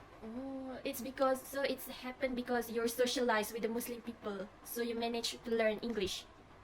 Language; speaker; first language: English; non-native, fluent; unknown